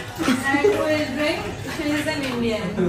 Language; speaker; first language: English; non-native, learner; Hindi